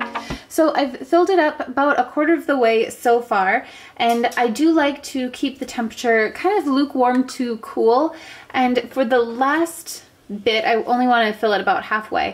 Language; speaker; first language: English; native; English